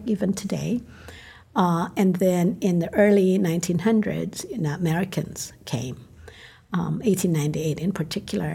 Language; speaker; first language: English; non-native, local second language; Filipino